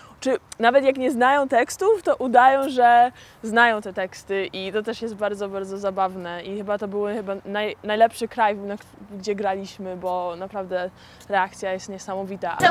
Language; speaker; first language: Polish; early bilingual, heritage; English